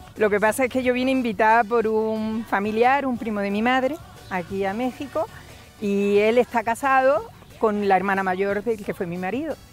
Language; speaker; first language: Spanish; native; Spanish